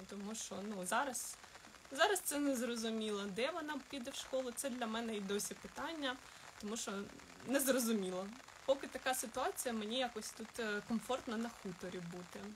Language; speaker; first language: Ukrainian; non-native, local second language; Russian